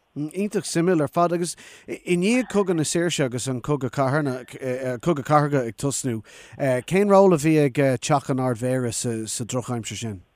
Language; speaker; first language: Irish; non-native, local second language; English